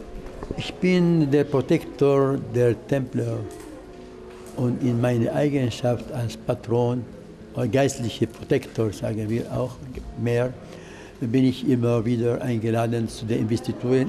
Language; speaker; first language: German; non-native, fluent; Arabic